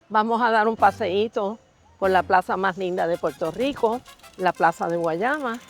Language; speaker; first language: Spanish; early bilingual, other home language; Cantonese